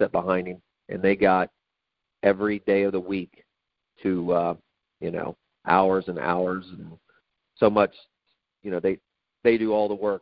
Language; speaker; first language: English; native; English